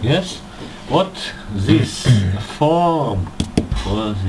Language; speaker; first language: English; non-native, learner; Russian